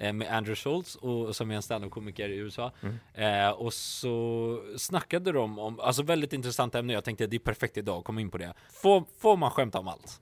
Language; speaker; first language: Swedish; early bilingual, other home language; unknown